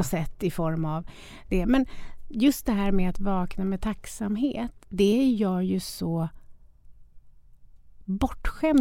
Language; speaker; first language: Swedish; native; Swedish